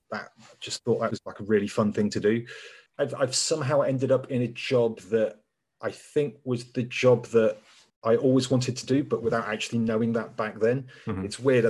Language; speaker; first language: English; native; English